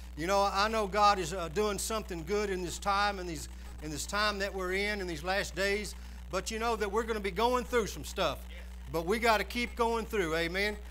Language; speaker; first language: English; native; English